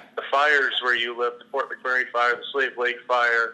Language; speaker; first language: English; native; English